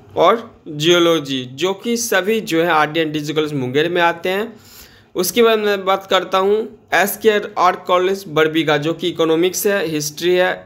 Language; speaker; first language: Hindi; native; Hindi